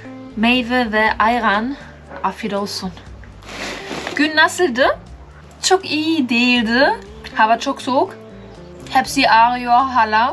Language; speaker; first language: Turkish; non-native, learner; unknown